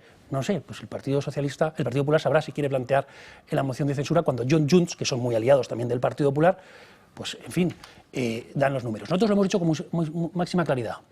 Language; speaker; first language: Spanish; native; Spanish